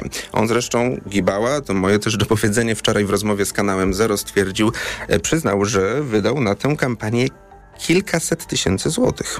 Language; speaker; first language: Polish; native; Polish